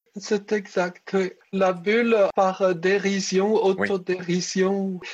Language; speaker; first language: French; early bilingual, other home language; Czech